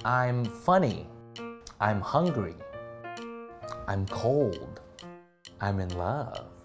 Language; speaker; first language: English; non-native, fluent; Chinese